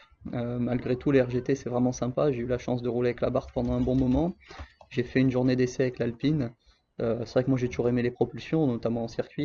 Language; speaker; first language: French; native; French